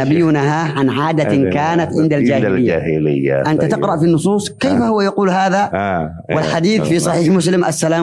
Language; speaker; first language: Arabic; native; Arabic